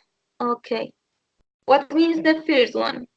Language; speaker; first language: English; non-native, learner; Spanish